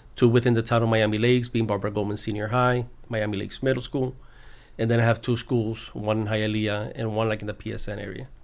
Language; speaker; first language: English; early bilingual, other home language; Spanish